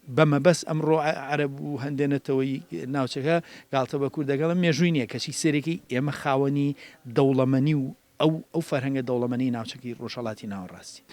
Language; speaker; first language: Central Kurdish; native; Central Kurdish